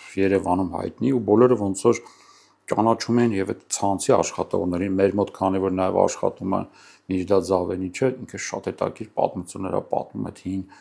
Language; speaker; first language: Armenian; native; Armenian